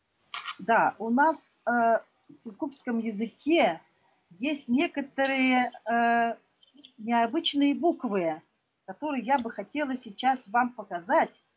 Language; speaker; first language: Russian; non-native, local second language; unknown